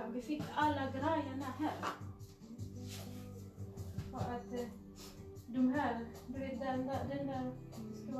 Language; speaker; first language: Swedish; non-native, learner; Cebuano